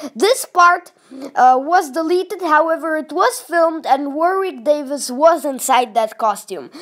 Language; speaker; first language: English; non-native, fluent; Russian